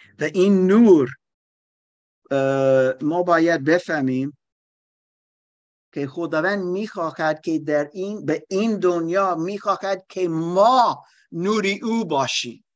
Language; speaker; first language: Persian; non-native, learner; German